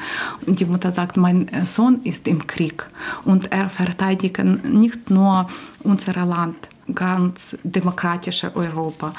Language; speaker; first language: German; non-native, learner; Ukrainian